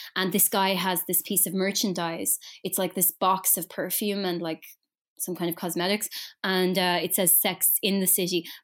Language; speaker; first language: English; native; English